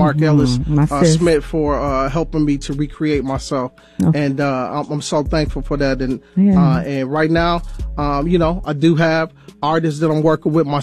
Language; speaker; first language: English; native; English